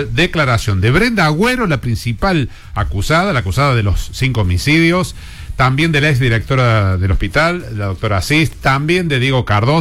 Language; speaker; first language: Spanish; native; Spanish